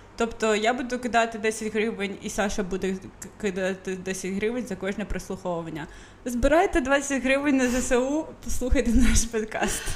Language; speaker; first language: Ukrainian; non-native, local second language; Russian